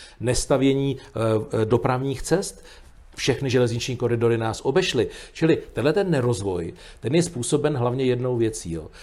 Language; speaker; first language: Czech; native; Czech